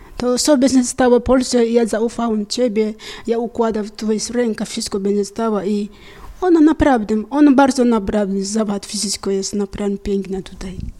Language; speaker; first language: Polish; non-native, learner; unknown